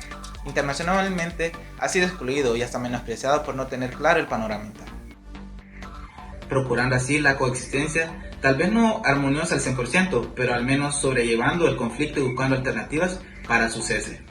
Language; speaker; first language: Spanish; native; Spanish